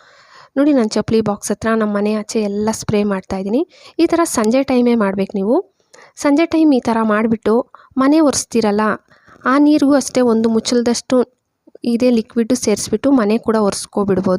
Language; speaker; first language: Kannada; native; Kannada